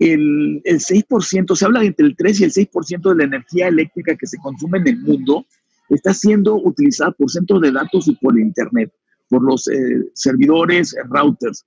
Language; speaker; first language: Spanish; native; Spanish